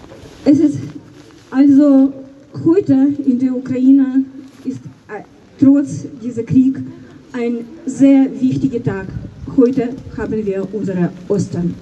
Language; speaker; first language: German; non-native, fluent; Ukrainian